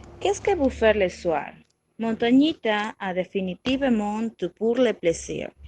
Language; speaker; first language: French; non-native, learner; Spanish